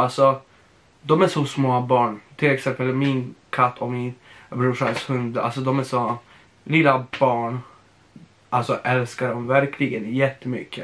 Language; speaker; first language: Swedish; non-native, fluent; Polish